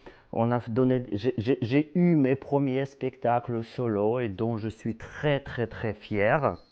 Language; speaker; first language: French; non-native, fluent; Russian